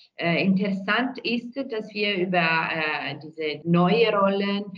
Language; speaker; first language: German; non-native, fluent; Italian